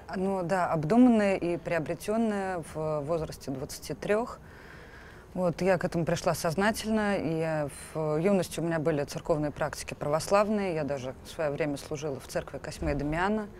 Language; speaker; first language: Russian; native; Russian